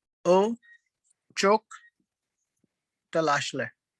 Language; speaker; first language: Turkish; non-native, learner; Urdu